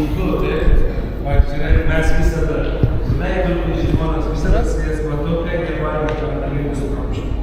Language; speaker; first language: Lithuanian; non-native, learner; Turkish